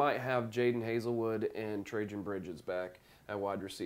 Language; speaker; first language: English; native; English